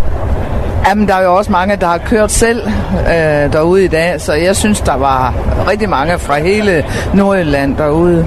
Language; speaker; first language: Danish; native; Danish